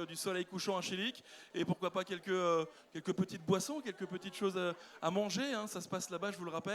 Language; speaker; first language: French; native; French